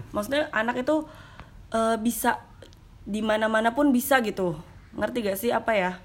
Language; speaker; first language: Indonesian; native; Indonesian